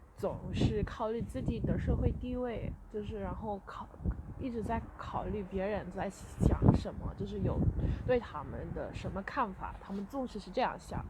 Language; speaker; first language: Chinese; early bilingual, heritage; Chinese